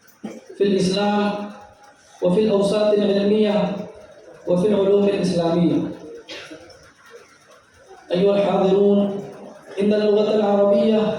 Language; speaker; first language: Arabic; non-native, fluent; Urdu